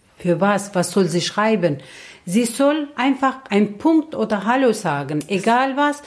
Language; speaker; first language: German; non-native, learner; Kurdish